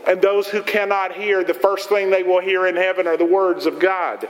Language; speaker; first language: English; native; English